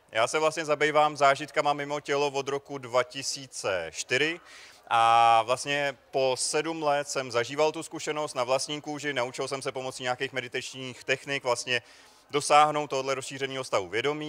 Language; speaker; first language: Czech; native; Czech